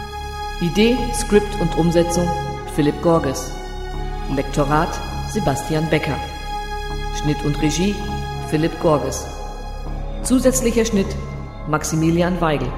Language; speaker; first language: German; native; German